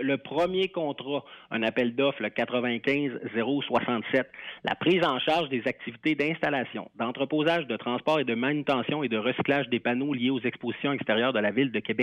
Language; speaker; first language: French; native; French